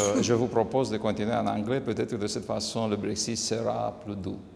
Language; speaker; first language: French; non-native, fluent; Romanian